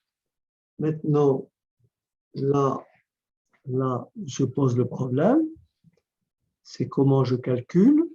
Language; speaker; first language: French; native; French